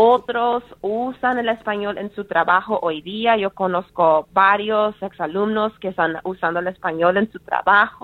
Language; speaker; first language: Spanish; early bilingual, heritage; Spanish